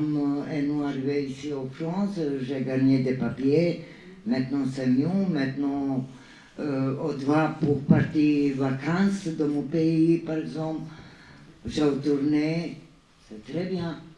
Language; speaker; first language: French; non-native, learner; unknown